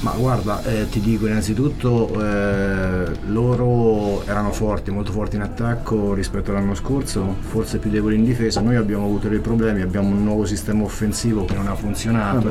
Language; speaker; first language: Italian; native; Italian